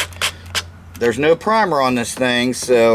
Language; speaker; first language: English; native; English